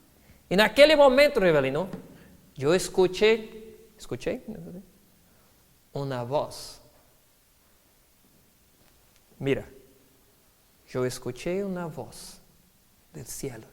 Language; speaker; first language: Spanish; non-native, fluent; Portuguese